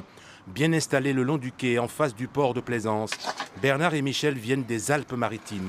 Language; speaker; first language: French; native; French